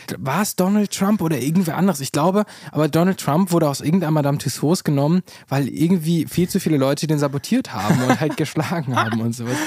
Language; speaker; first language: German; native; German